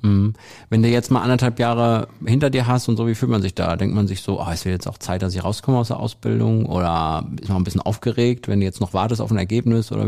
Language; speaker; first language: German; native; German